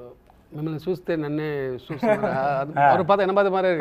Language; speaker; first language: Telugu; non-native, local second language; Tamil